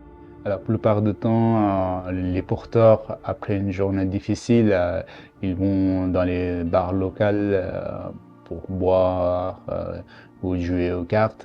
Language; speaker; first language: French; non-native, fluent; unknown